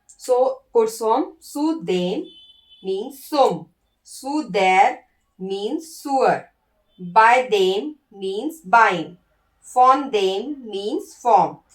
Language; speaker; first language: German; non-native, learner; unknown